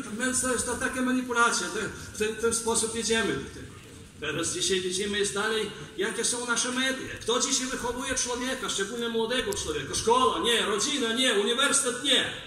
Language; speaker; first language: Polish; non-native, fluent; Belarusian